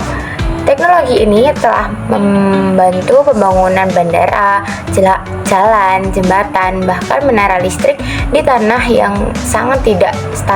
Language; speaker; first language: Indonesian; native; Indonesian